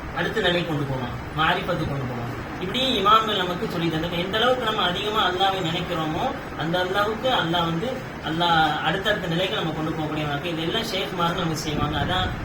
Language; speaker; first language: Tamil; native; Tamil